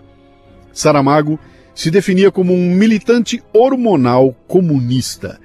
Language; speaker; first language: Portuguese; native; Portuguese